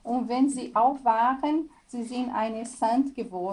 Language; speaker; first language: German; non-native, learner; Portuguese